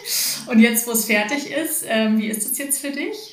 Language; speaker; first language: German; native; German